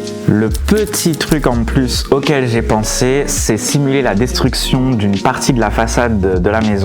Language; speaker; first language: French; native; French